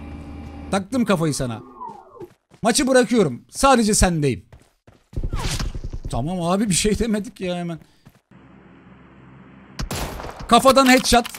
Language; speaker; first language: Turkish; native; Turkish